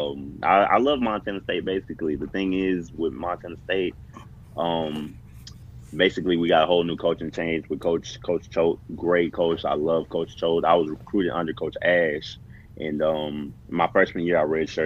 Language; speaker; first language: English; native; English